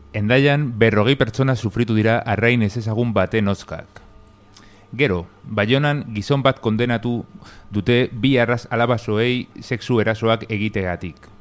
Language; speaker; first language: Basque; non-native, local second language; Spanish